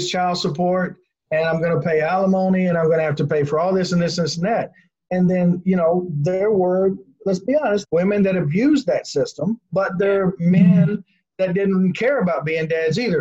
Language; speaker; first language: English; native; English